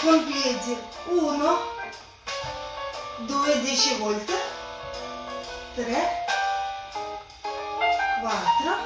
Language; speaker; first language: Italian; non-native, learner; Russian